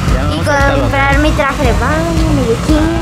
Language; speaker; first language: Spanish; native; Spanish